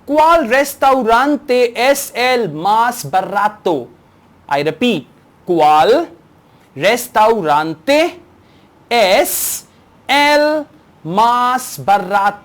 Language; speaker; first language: Spanish; non-native, learner; Urdu